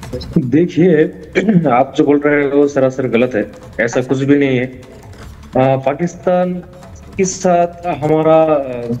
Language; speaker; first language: Hindi; non-native, local second language; Bangla